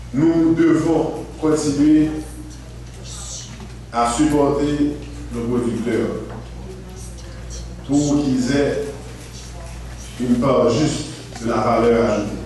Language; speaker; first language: French; non-native, local second language; Haitian Creole